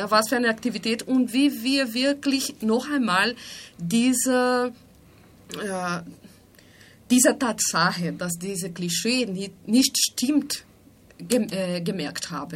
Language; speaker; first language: German; non-native, fluent; Spanish